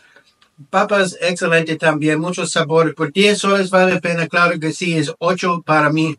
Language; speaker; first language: Spanish; non-native, learner; English